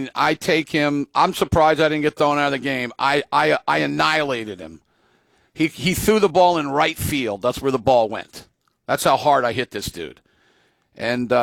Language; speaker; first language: English; native; English